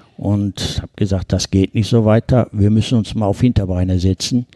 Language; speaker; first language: German; early bilingual, other home language; Turkish